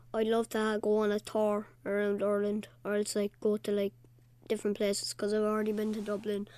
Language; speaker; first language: English; native; English